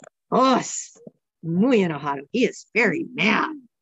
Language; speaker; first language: Spanish; non-native, learner; English